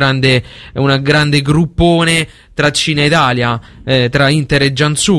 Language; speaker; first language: Italian; native; Italian